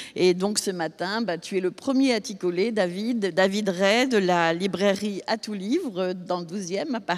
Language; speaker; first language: French; native; French